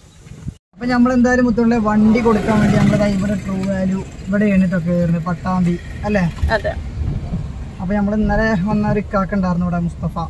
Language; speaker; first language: Malayalam; native; Malayalam